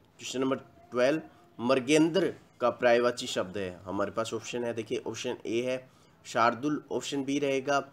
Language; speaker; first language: Hindi; native; Hindi